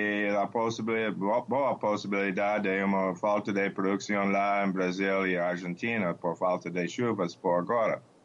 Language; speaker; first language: Portuguese; non-native, fluent; English